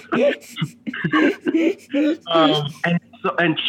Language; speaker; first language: English; early bilingual, other home language; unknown